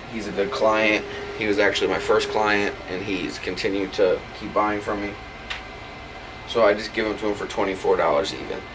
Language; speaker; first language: English; native; English